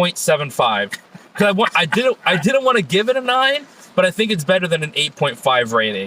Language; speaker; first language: English; native; English